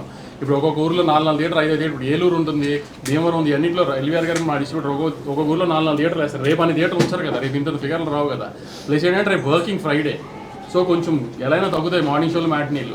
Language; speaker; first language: Telugu; native; Telugu